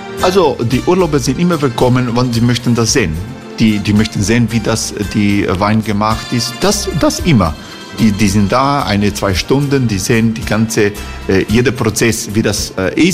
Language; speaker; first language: German; non-native, learner; Croatian